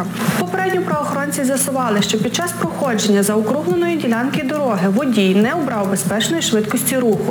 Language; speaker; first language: Ukrainian; native; Ukrainian